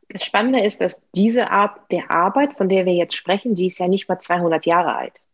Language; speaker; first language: German; non-native, fluent; Russian